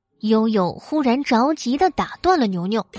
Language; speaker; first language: Chinese; native; Chinese